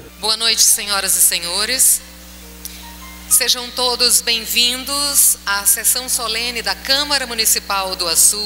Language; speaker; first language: Portuguese; native; Portuguese